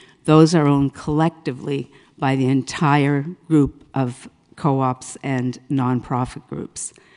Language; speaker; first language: English; native; English